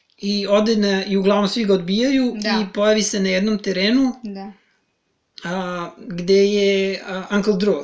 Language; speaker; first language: Serbian; native; Serbian